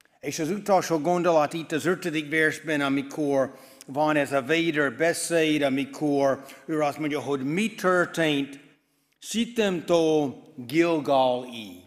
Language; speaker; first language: Hungarian; non-native, fluent; English